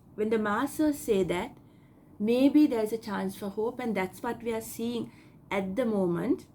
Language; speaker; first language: English; non-native, local second language; Sinhala